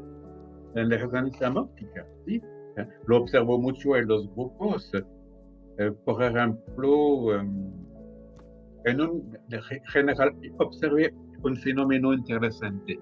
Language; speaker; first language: Spanish; non-native, fluent; French